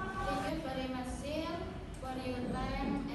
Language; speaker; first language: English; non-native, learner; Indonesian